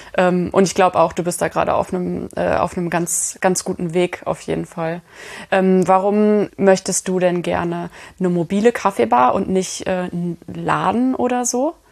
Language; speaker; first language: German; native; German